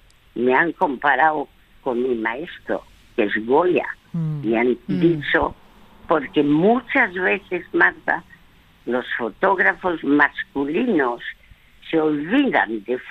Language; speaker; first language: Spanish; early bilingual, other home language; French